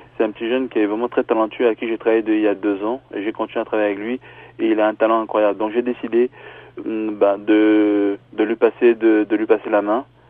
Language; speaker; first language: French; early bilingual, other home language; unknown